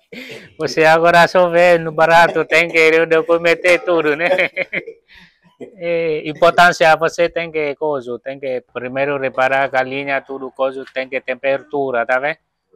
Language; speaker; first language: Portuguese; non-native, learner; Vietnamese